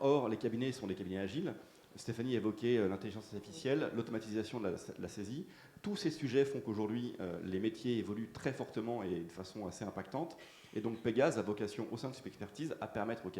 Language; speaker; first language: French; native; French